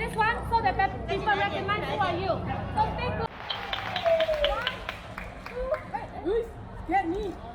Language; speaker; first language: English; non-native, fluent; Chinese